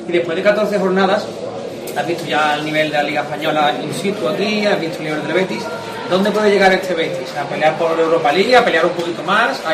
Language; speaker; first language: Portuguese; non-native, learner; Spanish